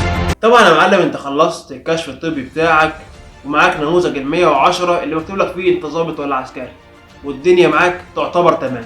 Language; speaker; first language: Arabic; native; Arabic